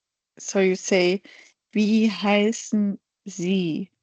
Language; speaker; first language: German; non-native, fluent; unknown